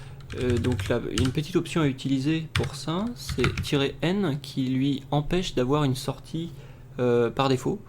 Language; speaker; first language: French; native; French